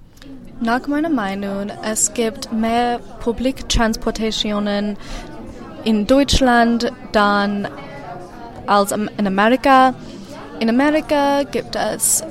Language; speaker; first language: German; non-native, learner; English